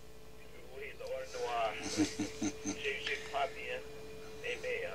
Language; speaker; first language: French; non-native, learner; English